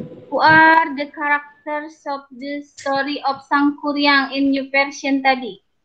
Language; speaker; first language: English; non-native, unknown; Indonesian